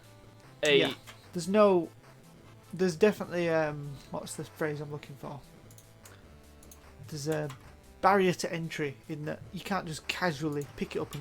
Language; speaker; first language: English; native; English